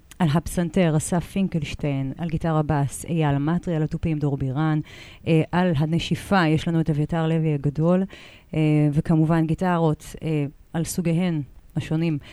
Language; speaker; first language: Hebrew; native; Hebrew